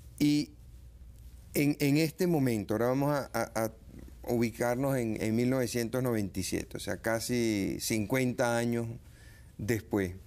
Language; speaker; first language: Spanish; native; Spanish